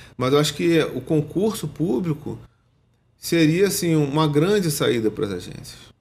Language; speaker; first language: Portuguese; native; Portuguese